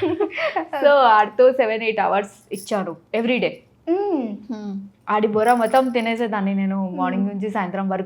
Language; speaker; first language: Telugu; non-native, fluent; Odia